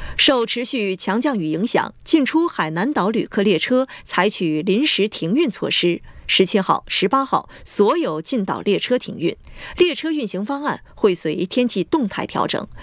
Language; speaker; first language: Chinese; native; Chinese